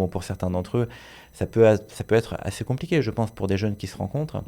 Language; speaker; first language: French; native; French